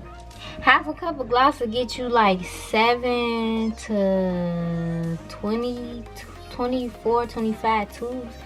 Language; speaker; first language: English; native; English